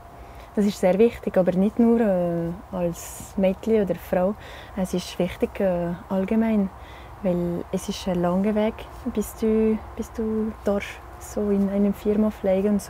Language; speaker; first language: German; non-native, local second language; French